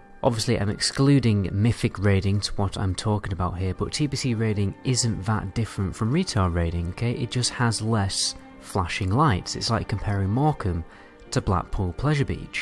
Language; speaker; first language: English; native; English